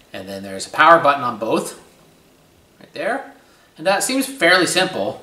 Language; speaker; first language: English; native; English